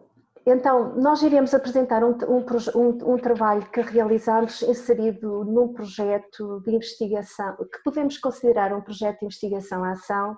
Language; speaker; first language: Portuguese; native; Portuguese